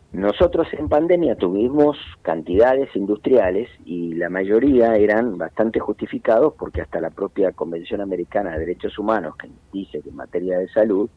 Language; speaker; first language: Spanish; native; Spanish